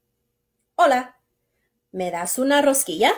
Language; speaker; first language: Spanish; early bilingual, heritage; English